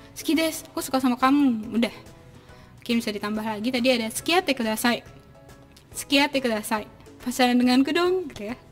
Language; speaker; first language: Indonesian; native; Indonesian